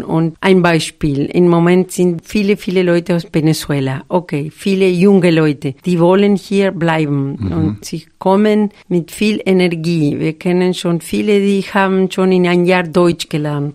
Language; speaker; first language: German; non-native, fluent; Spanish